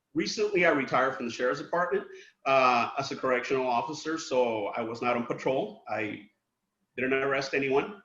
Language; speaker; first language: English; non-native, fluent; Spanish